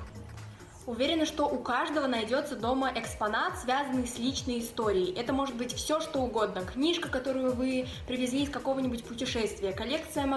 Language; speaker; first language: Russian; native; Russian